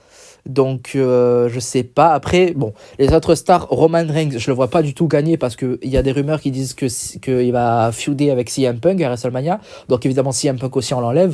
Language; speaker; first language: French; native; French